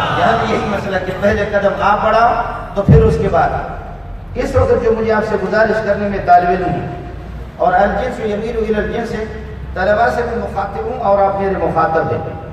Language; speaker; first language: Urdu; non-native, local second language; Brahui